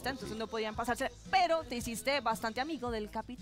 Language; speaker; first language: Spanish; native; Spanish